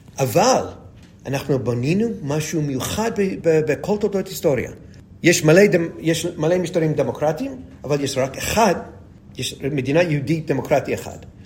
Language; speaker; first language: Hebrew; non-native, fluent; English